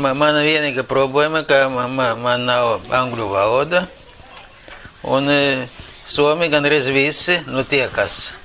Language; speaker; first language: Latvian; non-native, local second language; Russian